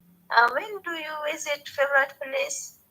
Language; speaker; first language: English; non-native, learner; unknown